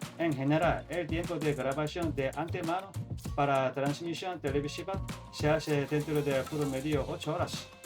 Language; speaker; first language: Spanish; non-native, learner; Korean